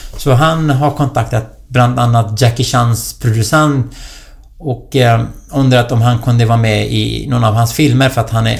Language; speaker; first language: Swedish; non-native, fluent; Kurdish